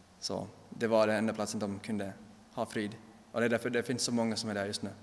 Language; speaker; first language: Swedish; non-native, local second language; Finnish